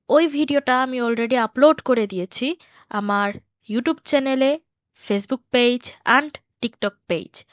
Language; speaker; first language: Bangla; early bilingual, heritage; Bangla